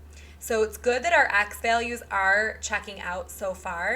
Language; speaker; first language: English; native; English